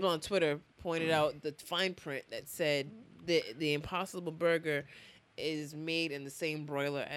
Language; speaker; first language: English; native; English